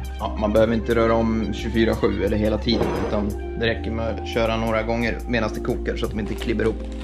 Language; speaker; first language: Swedish; early bilingual, other home language; Estonian